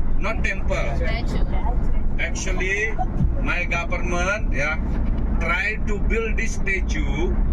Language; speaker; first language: English; non-native, learner; Balinese